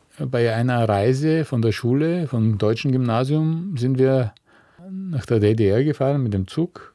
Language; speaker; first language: German; non-native, fluent; Bulgarian